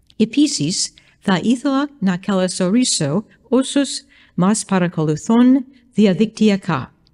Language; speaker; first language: Greek; non-native, fluent; English